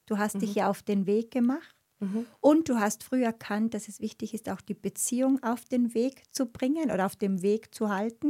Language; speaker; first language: German; native; German